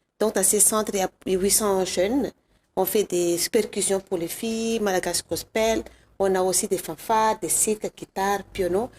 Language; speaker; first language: French; non-native, local second language; Malagasy